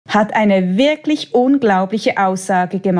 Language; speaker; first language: German; native; German